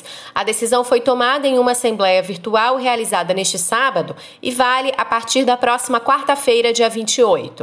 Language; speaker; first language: Portuguese; native; Portuguese